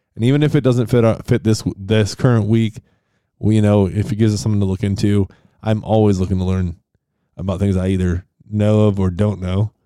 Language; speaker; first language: English; native; English